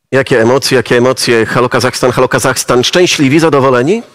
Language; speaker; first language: Polish; native; Polish